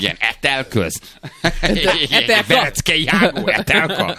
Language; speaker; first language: Hungarian; native; Hungarian